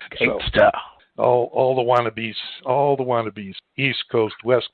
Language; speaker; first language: English; native; English